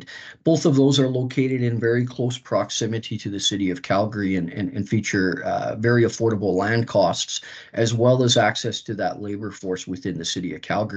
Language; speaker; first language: English; native; English